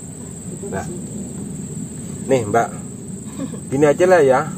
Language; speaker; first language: Indonesian; native; Indonesian